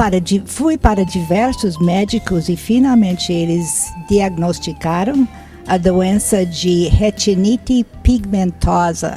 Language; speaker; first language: Portuguese; non-native, fluent; English